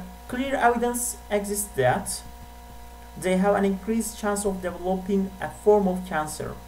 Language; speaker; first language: English; non-native, fluent; Turkish